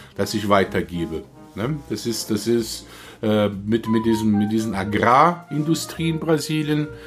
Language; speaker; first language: German; non-native, learner; Portuguese